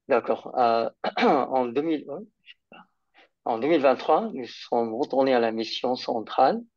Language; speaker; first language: French; non-native, fluent; English